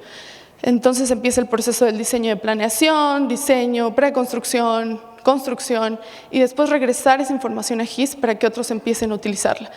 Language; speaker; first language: Spanish; native; Spanish